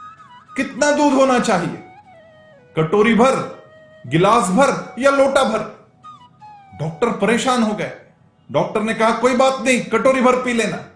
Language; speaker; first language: Hindi; native; Hindi